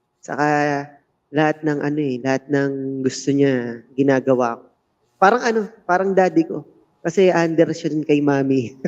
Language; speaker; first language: Filipino; native; Filipino